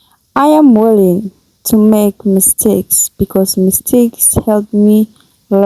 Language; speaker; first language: English; non-native, learner; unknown